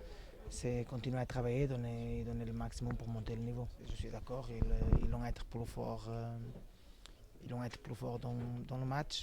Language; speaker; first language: French; non-native, fluent; Portuguese